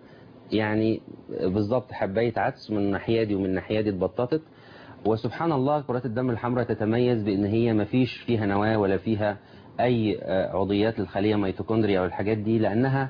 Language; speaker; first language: Arabic; native; Arabic